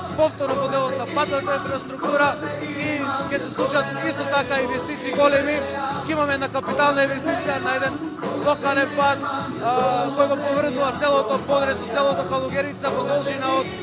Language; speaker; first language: Macedonian; native; Macedonian